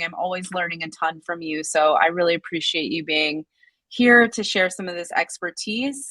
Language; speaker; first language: English; native; English